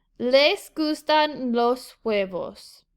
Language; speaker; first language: Spanish; non-native, fluent; English